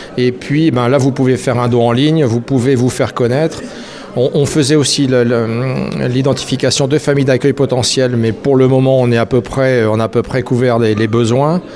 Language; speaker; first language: French; native; French